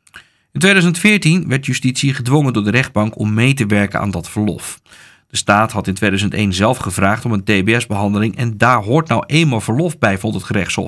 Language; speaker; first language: Dutch; native; Dutch